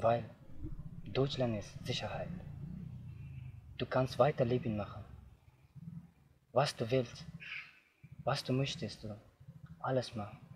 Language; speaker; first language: German; non-native, learner; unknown